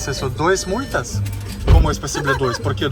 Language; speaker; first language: Portuguese; non-native, learner; Russian